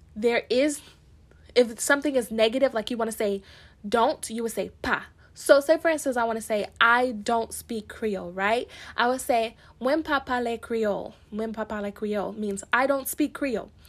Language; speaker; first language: English; early bilingual, other home language; Haitian Creole